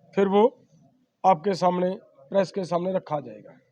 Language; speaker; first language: Hindi; non-native, local second language; Punjabi